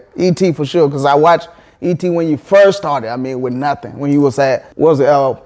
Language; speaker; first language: English; early bilingual, other home language; Akan